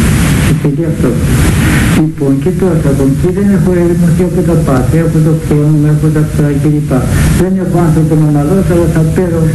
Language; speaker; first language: Greek; native; Greek